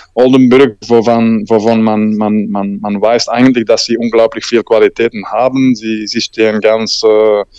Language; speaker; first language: German; non-native, learner; Dutch